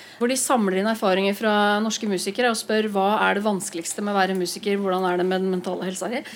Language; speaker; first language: Norwegian; native; Norwegian